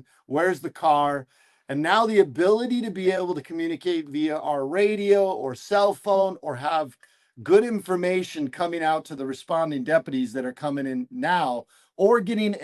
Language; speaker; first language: English; native; English